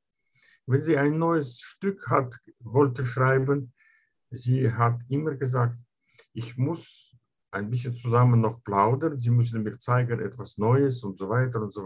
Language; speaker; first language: German; non-native, fluent; Russian